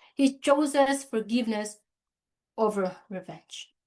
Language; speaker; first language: English; non-native, local second language; Filipino